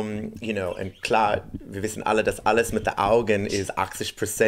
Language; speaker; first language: German; non-native, fluent; English